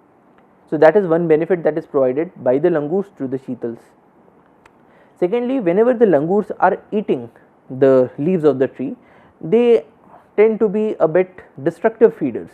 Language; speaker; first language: English; non-native, local second language; Hindi